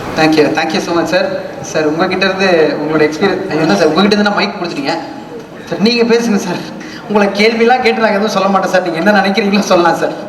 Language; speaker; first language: Tamil; native; Tamil